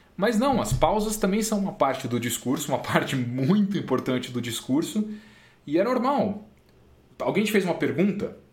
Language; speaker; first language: Portuguese; native; Portuguese